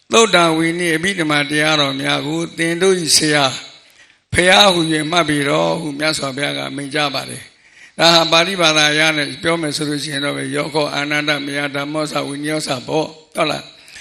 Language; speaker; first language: Burmese; non-native, local second language; Mon